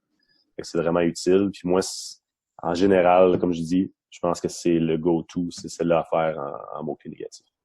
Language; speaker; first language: French; non-native, local second language; English